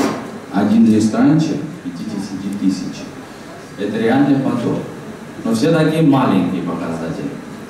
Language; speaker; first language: Russian; non-native, fluent; Chinese